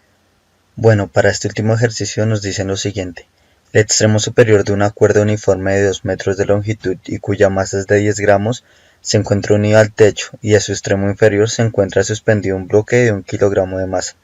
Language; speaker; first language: Spanish; native; Spanish